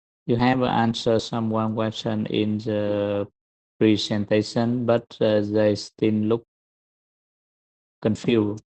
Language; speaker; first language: English; non-native, learner; Vietnamese